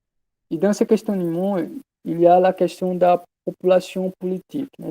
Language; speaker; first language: French; non-native, learner; Portuguese